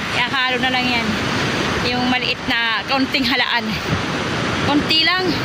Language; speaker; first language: Filipino; non-native, local second language; Waray